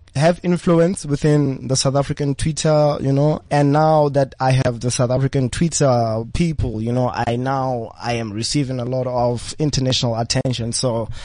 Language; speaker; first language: English; non-native, local second language; Venda